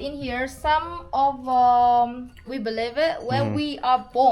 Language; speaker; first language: English; non-native, fluent; Indonesian